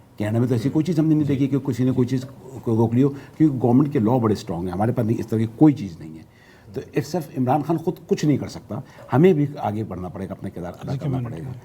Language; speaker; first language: Urdu; native; Urdu